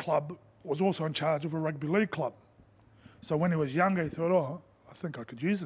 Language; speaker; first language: English; native; English